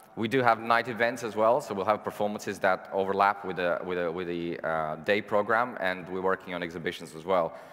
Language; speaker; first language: English; non-native, fluent; Serbian